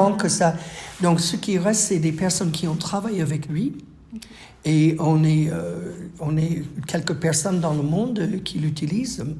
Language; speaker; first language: French; non-native, fluent; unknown